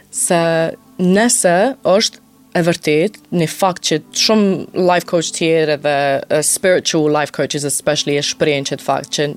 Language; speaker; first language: Albanian; early bilingual, heritage; Albanian